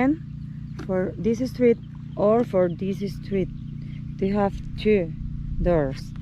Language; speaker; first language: English; non-native, learner; Spanish